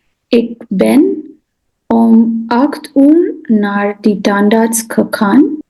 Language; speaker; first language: Dutch; non-native, learner; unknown